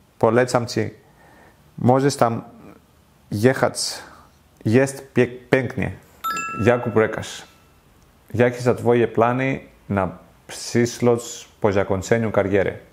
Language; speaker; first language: Polish; non-native, learner; Greek